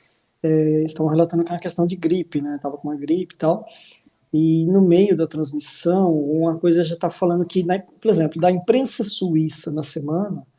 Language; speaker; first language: Portuguese; native; Portuguese